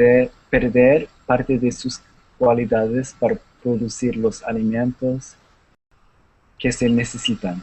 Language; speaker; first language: Spanish; non-native, learner; English